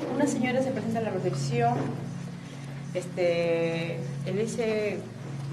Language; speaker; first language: Spanish; native; Spanish